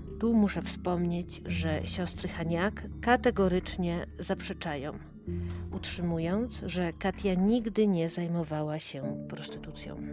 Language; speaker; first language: Polish; native; Polish